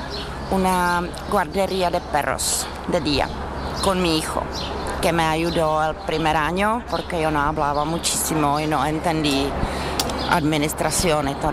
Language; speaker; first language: Spanish; non-native, fluent; Czech